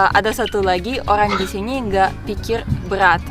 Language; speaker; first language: Indonesian; non-native, fluent; Russian